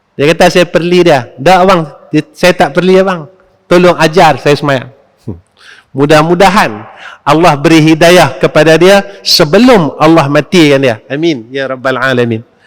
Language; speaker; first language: Malay; native; Malay